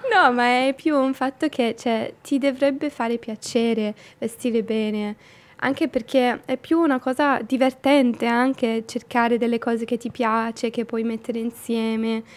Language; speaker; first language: Italian; non-native, fluent; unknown